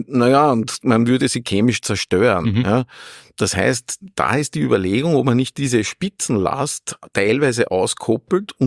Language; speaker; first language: German; native; German